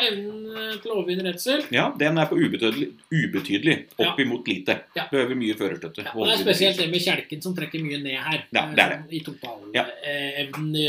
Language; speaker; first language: Norwegian; native; Norwegian